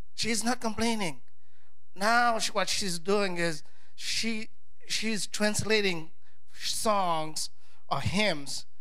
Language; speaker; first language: English; non-native, fluent; Haitian Creole